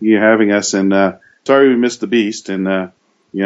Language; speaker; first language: English; native; English